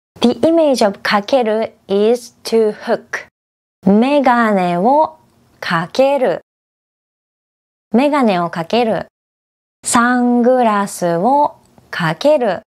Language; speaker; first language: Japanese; native; Japanese